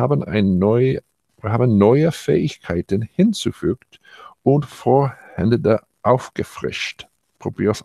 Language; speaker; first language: German; non-native, learner; English